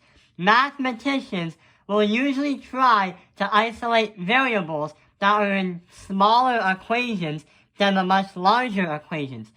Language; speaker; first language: English; native; English